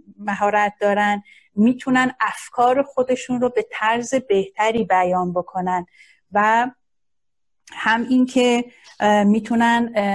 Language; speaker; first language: Persian; non-native, local second language; Azerbaijani